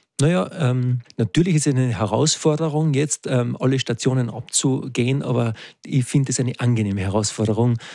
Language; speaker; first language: German; native; German